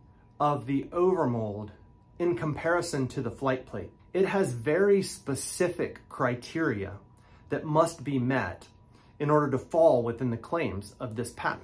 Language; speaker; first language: English; native; English